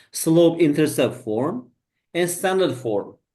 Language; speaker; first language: English; non-native, fluent; Uzbek